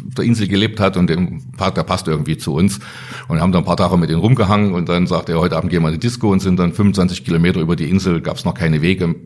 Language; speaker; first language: German; native; German